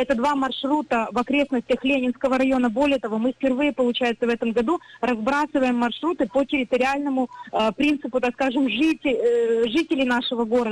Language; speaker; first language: Russian; native; Russian